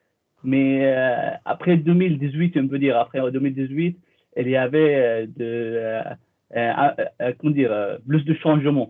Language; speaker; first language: French; non-native, fluent; Arabic